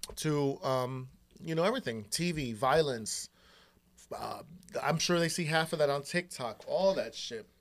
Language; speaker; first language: English; early bilingual, other home language; Spanish